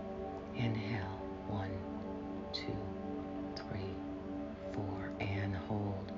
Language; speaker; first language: English; native; English